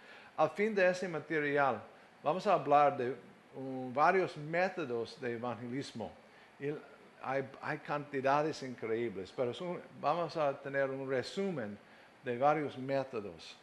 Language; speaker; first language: Spanish; non-native, fluent; English